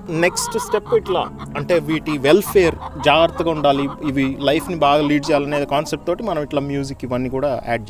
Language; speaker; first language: Telugu; native; Telugu